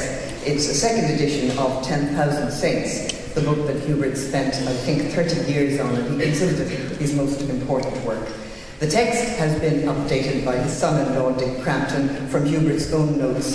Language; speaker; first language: English; native; English